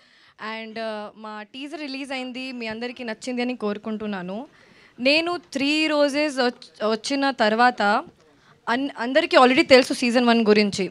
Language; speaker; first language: Telugu; non-native, learner; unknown